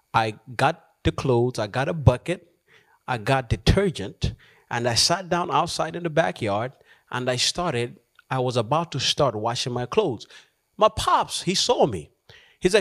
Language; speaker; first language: English; non-native, local second language; Nyanja